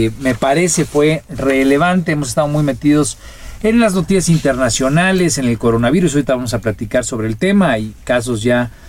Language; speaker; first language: Spanish; native; Spanish